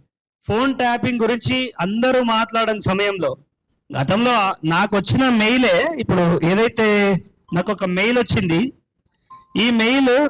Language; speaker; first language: Telugu; native; Telugu